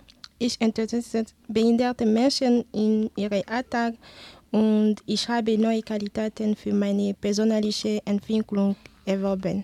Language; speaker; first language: German; non-native, learner; Ewe